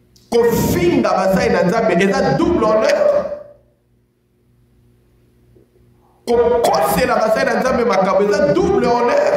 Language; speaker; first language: French; non-native, local second language; Lingala